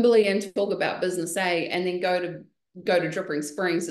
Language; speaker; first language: English; native; English